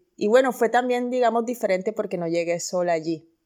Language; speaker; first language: Spanish; native; Spanish